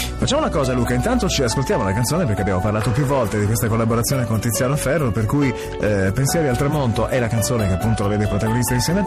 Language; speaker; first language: Italian; native; Italian